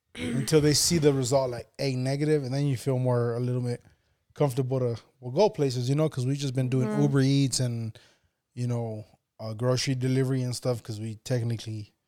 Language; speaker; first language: English; early bilingual, other home language; Spanish